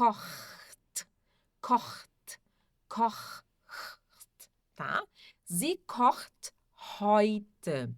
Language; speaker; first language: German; non-native, fluent; Portuguese